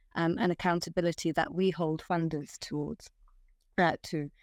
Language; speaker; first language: English; non-native, fluent; Italian